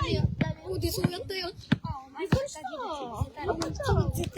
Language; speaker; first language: Japanese; native; Japanese